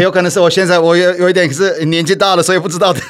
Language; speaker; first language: Chinese; non-native, fluent; Turkish